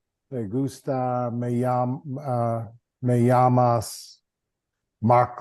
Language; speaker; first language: Spanish; non-native, learner; English